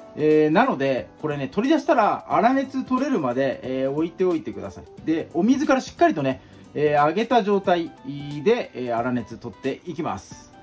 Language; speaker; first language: Japanese; native; Japanese